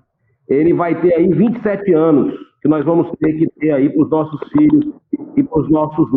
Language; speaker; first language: Portuguese; native; Portuguese